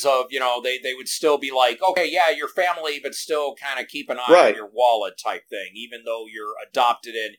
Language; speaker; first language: English; native; English